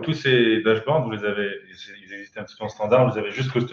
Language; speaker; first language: French; native; French